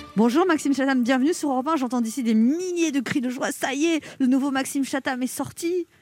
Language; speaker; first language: French; native; French